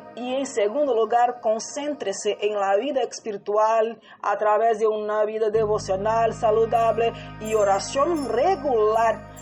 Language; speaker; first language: Spanish; non-native, fluent; Portuguese